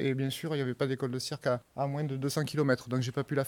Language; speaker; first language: French; native; French